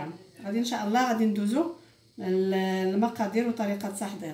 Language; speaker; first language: Arabic; native; Arabic